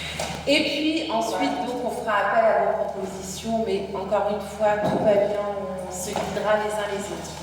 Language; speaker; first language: French; native; French